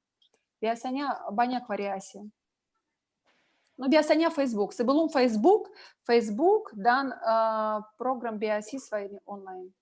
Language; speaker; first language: Indonesian; non-native, learner; Russian